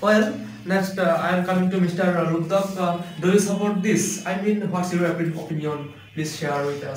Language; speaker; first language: English; non-native, learner; Bangla